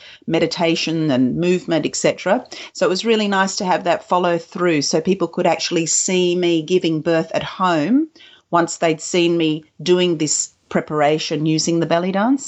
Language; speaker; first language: English; native; English